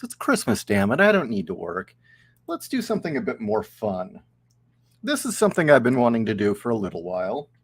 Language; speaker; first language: English; native; English